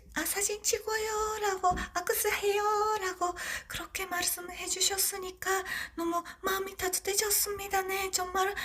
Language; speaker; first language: Korean; non-native, learner; Japanese